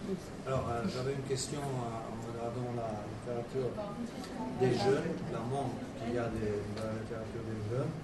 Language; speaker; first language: French; non-native, fluent; Albanian